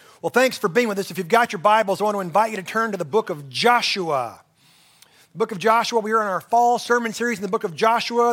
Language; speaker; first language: English; native; English